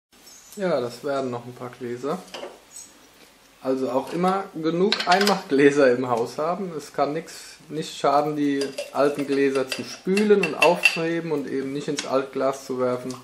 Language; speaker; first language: German; native; German